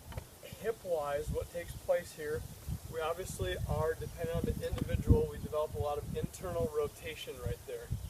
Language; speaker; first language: English; native; English